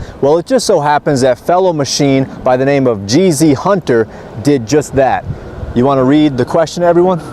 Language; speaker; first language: English; native; English